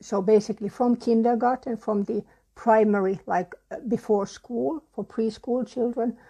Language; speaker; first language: English; non-native, fluent; Finnish